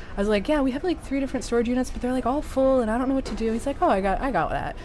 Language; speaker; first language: English; native; English